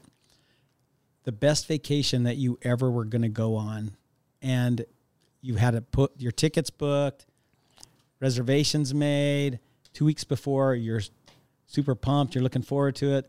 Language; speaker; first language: English; native; English